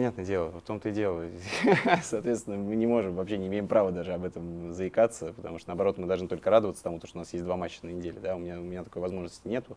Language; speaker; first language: Russian; native; Russian